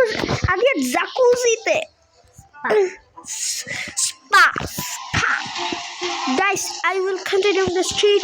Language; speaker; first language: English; non-native, learner; Bangla